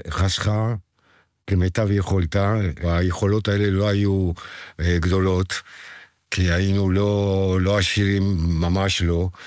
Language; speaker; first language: Hebrew; non-native, fluent; Spanish